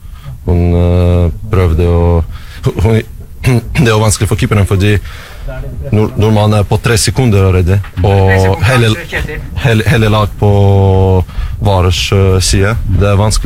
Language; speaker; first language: Norwegian; non-native, learner; Russian